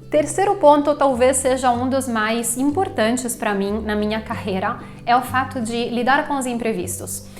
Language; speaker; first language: Portuguese; non-native, fluent; Italian